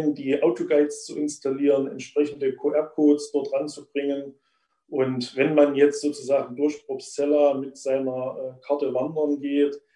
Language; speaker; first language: German; native; German